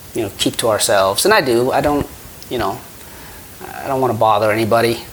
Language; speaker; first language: English; early bilingual, other home language; Khmer